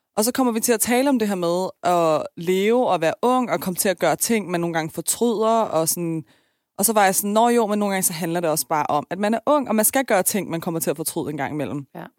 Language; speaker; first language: Danish; early bilingual, other home language; Persian